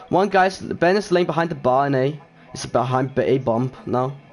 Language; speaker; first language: English; non-native, fluent; Danish